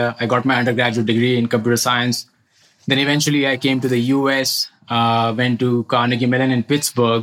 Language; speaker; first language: English; non-native, local second language; Hindi